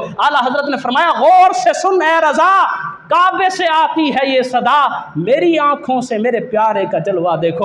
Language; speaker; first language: Urdu; native; Urdu